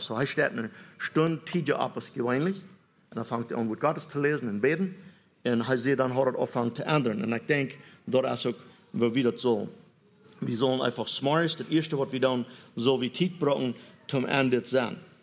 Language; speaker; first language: German; native; German